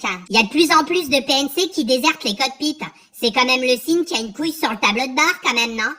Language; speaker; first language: French; native; French